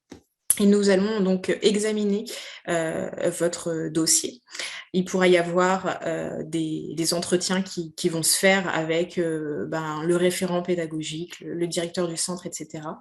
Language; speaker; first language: French; native; French